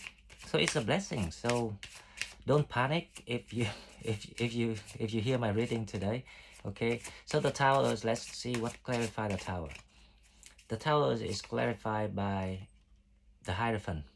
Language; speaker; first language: English; non-native, fluent; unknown